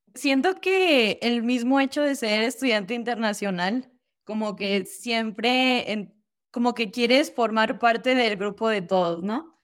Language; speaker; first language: Spanish; native; Spanish